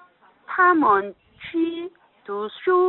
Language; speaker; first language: Chinese; non-native, learner; Korean